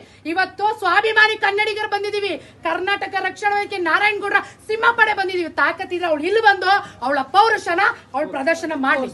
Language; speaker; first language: Kannada; native; Kannada